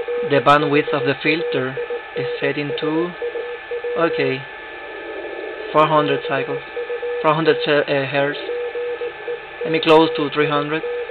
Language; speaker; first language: English; non-native, fluent; Spanish